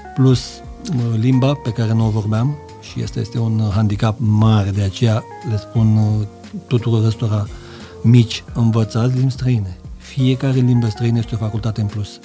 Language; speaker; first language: Romanian; native; Romanian